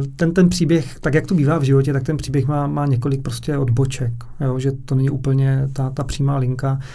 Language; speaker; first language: Czech; native; Czech